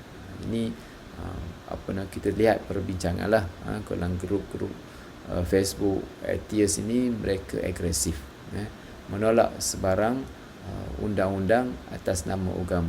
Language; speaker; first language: Malay; native; Malay